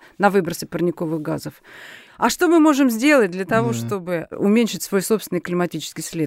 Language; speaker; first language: Russian; native; Russian